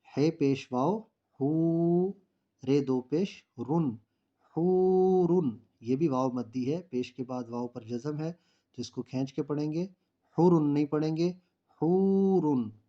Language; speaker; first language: Urdu; native; Urdu